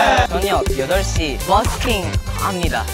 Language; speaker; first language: Korean; non-native, learner; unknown